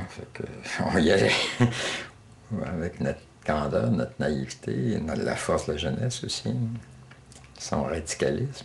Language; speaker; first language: French; native; French